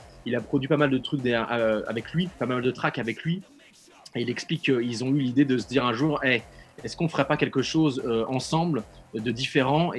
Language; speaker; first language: French; native; French